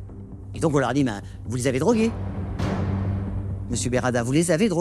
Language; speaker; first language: French; native; French